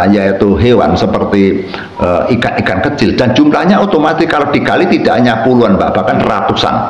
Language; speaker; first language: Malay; non-native, local second language; Javanese